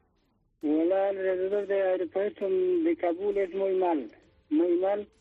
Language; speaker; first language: Spanish; non-native, fluent; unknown